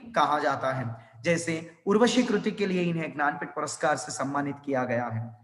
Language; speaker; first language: Hindi; non-native, local second language; Telugu